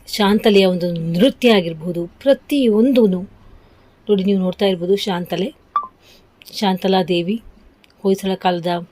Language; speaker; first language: Kannada; non-native, local second language; Marathi